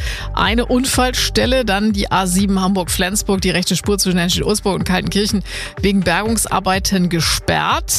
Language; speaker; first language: German; native; German